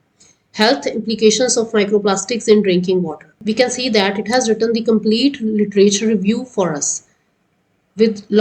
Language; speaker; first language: English; non-native, local second language; Hindi